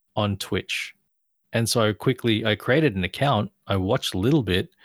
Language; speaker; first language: English; native; English